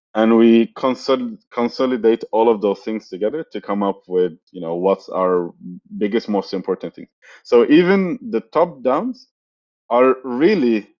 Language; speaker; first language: English; non-native, fluent; Arabic